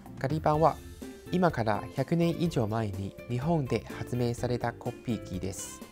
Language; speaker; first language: Japanese; non-native, fluent; Chinese